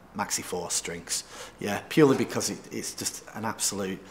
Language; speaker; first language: English; native; English